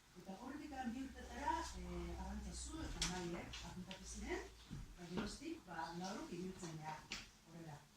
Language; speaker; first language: Basque; non-native, fluent; Japanese